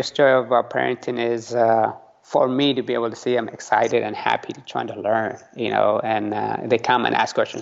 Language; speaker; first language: English; early bilingual, other home language; Tigrinya